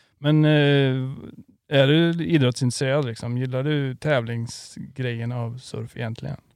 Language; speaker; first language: Swedish; native; Swedish